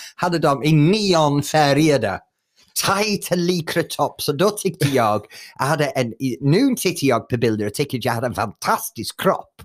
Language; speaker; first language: Swedish; non-native, fluent; English